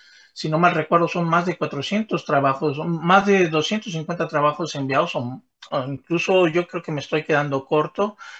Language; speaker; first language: Spanish; native; Spanish